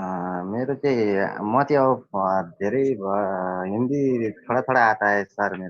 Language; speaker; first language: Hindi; non-native, learner; Nepali